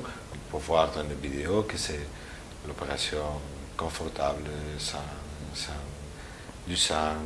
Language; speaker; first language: French; non-native, learner; Spanish